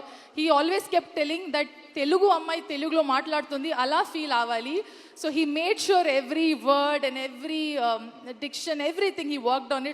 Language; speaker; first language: Telugu; non-native, learner; Kannada